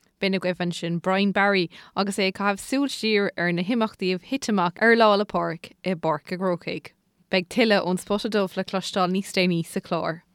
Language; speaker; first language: Irish; native; Irish